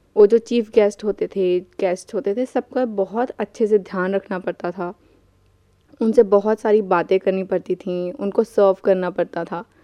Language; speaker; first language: Hindi; native; Hindi